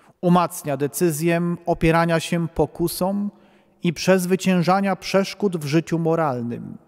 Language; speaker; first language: Polish; native; Polish